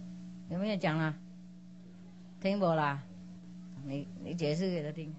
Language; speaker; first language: Chinese; non-native, fluent; Vietnamese